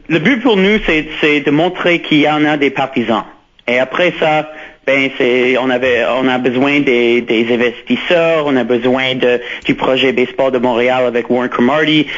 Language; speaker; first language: French; non-native, local second language; English